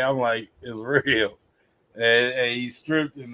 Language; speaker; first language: English; native; English